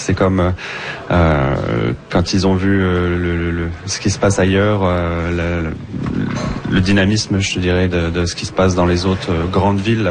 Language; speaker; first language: French; native; French